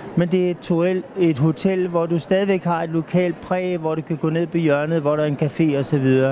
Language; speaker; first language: Danish; native; Danish